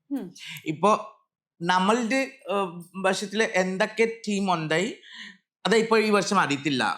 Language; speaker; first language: Malayalam; non-native, learner; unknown